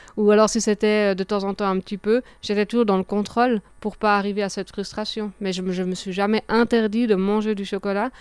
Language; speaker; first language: French; native; French